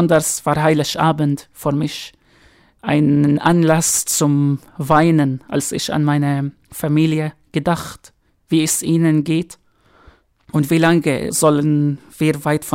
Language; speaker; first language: German; non-native, fluent; Arabic